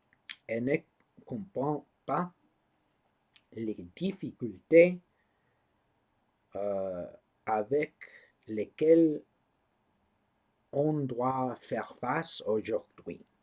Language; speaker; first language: French; non-native, learner; English